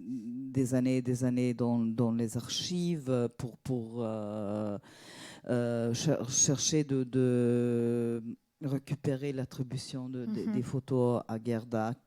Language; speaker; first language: French; non-native, fluent; Italian